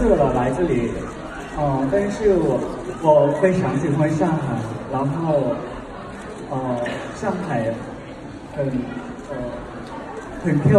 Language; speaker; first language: Chinese; non-native, learner; Thai